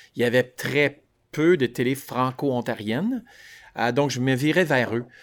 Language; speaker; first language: French; native; French